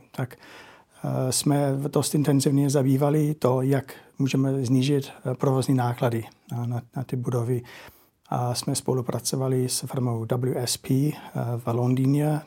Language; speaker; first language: Czech; non-native, fluent; English